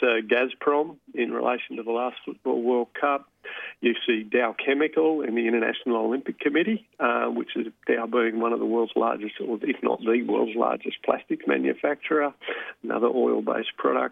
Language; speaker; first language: English; native; English